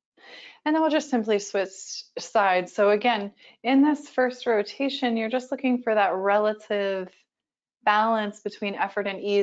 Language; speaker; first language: English; native; English